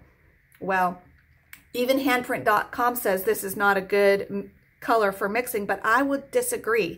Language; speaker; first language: English; native; English